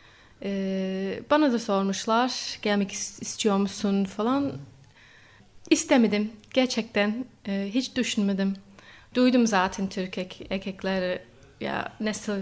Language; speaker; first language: Turkish; non-native, learner; English